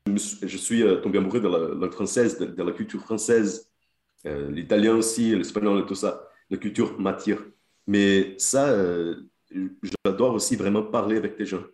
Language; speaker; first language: French; non-native, fluent; Portuguese